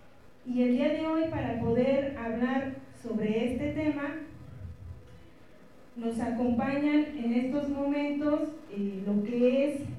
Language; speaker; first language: Spanish; native; Spanish